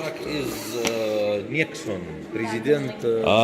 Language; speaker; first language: Russian; non-native, learner; Arabic